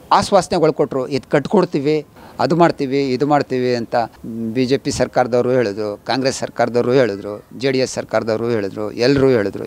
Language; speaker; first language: Kannada; non-native, local second language; Urdu